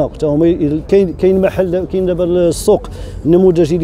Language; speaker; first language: Arabic; native; Arabic